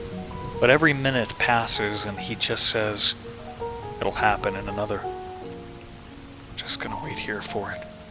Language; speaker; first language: English; native; English